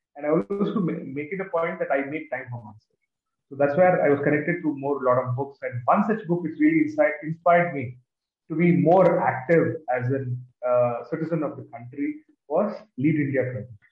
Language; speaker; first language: English; non-native, local second language; Kannada